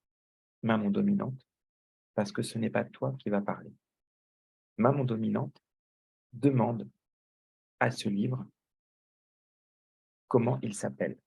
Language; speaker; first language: French; native; French